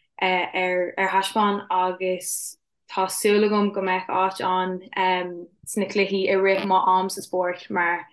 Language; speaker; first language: Irish; non-native, local second language; English